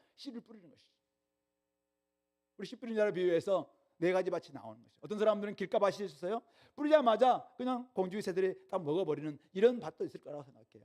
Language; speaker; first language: Korean; native; Korean